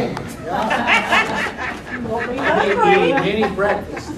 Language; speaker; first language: English; native; English